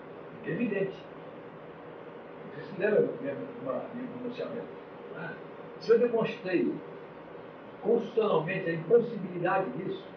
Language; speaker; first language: Portuguese; native; Portuguese